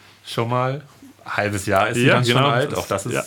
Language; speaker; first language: German; native; German